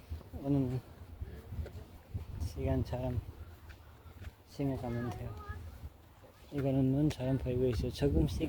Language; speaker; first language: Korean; non-native, learner; Nepali